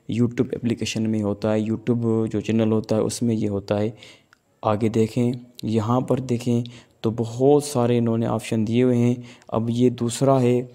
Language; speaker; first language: Urdu; non-native, local second language; Sindhi